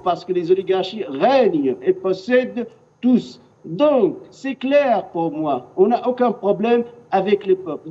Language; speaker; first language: French; non-native, fluent; Arabic